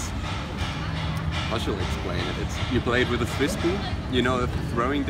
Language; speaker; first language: English; non-native, fluent; German